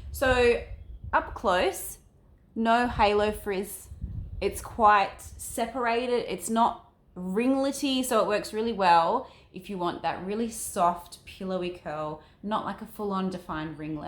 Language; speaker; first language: English; native; English